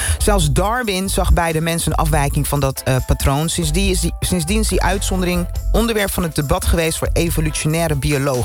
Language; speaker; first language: Dutch; native; Dutch